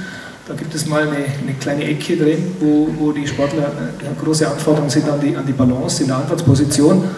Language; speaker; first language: German; native; German